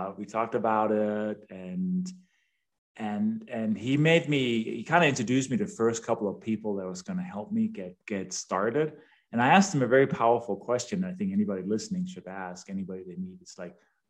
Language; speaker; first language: English; non-native, fluent; Danish